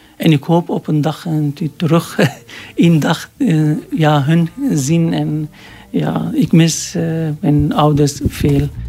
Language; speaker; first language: Dutch; non-native, learner; Arabic